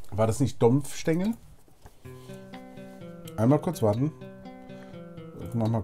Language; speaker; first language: German; native; German